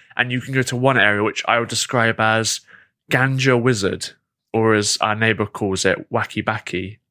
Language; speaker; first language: English; native; English